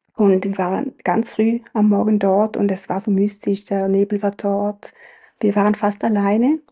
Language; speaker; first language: German; native; German